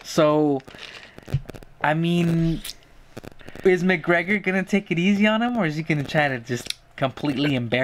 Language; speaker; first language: English; native; English